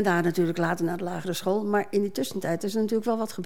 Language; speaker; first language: Dutch; native; Dutch